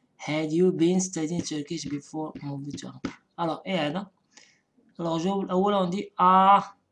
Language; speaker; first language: English; non-native, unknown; Arabic